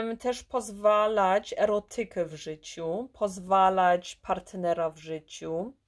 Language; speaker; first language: Polish; early bilingual, heritage; Polish